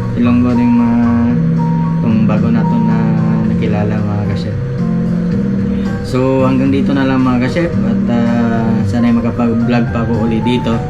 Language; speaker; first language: Filipino; non-native, local second language; Hiligaynon